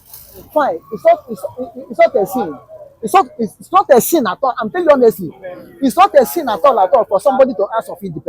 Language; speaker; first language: English; non-native, local second language; Igbo